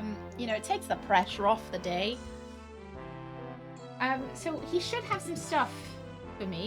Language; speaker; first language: English; native; English